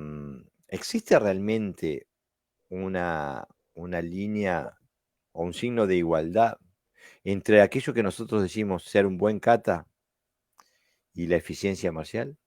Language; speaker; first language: Spanish; native; Spanish